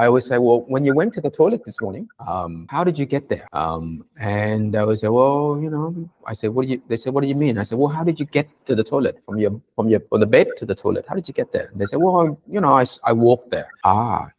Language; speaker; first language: English; early bilingual, other home language; Vietnamese